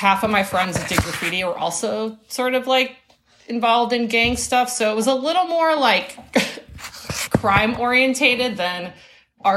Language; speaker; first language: English; native; English